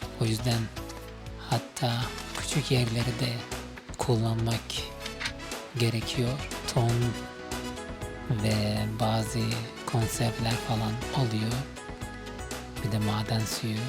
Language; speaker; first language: Turkish; non-native, fluent; Arabic